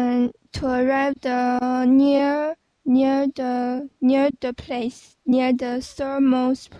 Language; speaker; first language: English; non-native, learner; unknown